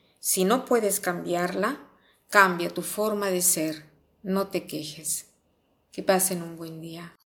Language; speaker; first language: Spanish; non-native, fluent; Italian